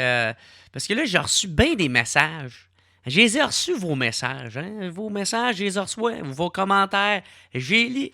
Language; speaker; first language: French; native; French